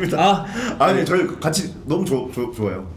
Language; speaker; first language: Korean; native; Korean